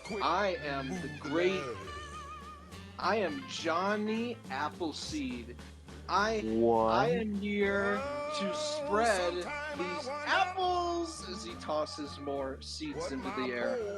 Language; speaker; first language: English; native; English